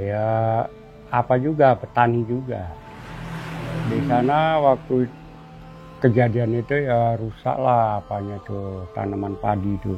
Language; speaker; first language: Indonesian; non-native, local second language; Balinese